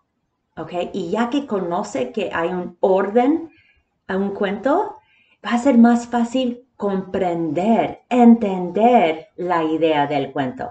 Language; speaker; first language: Spanish; early bilingual, heritage; Spanish